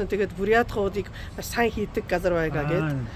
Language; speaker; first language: Mongolian; non-native, fluent; Japanese